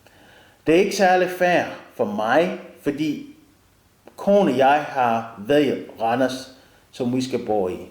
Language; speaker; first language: Danish; non-native, learner; English